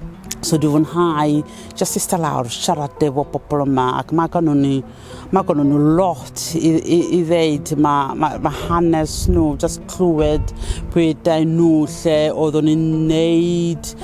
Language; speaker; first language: Welsh; non-native, fluent; Southern Sotho